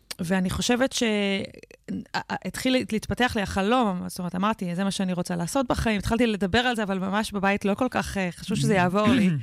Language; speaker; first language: Hebrew; native; Hebrew